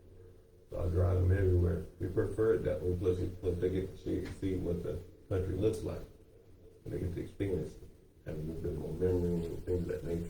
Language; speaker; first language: English; native; English